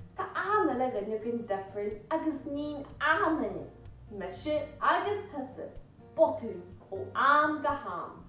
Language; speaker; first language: Irish; native; Irish